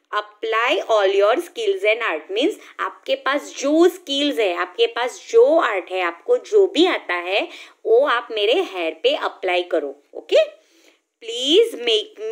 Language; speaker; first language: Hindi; non-native, local second language; Gujarati